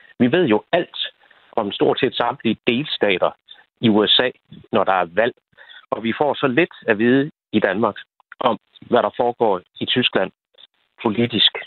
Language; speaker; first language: Danish; native; Danish